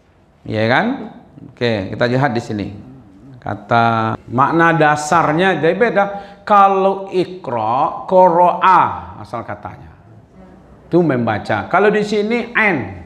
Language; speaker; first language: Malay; non-native, local second language; Minangkabau